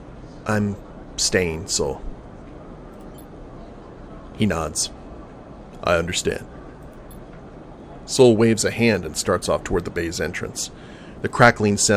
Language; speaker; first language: English; native; English